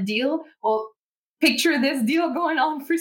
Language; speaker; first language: English; non-native, fluent; French